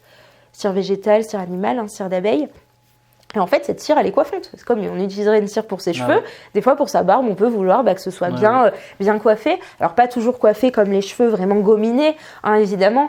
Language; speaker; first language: French; native; French